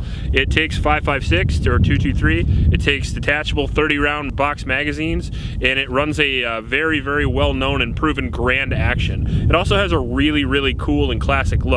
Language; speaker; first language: English; native; English